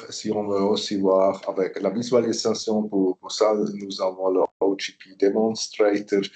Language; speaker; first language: French; non-native, local second language; German